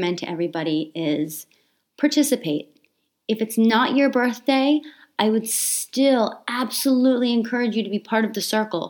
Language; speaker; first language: English; native; English